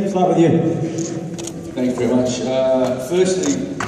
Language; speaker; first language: English; native; English